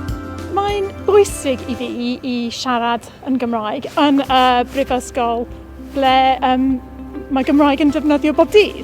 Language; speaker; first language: Welsh; non-native, learner; English